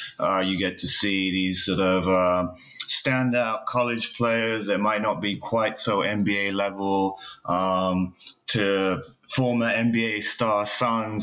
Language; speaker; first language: English; native; English